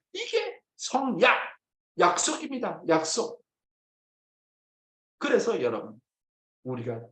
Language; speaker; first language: Korean; native; Korean